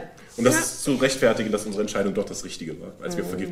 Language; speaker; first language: German; native; German